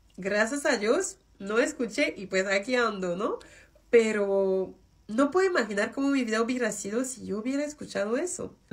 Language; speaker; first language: Spanish; non-native, fluent; French